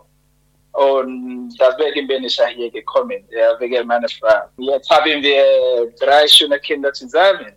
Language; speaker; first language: German; non-native, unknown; Akan